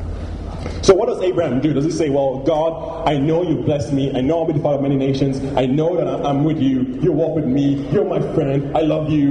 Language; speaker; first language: English; non-native, local second language; Yoruba